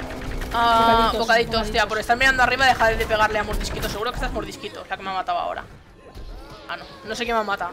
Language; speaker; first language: Spanish; native; Spanish